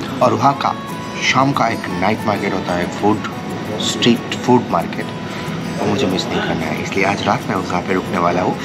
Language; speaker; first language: Hindi; native; Hindi